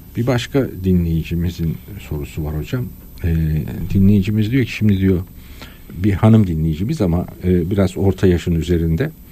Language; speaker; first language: Turkish; native; Turkish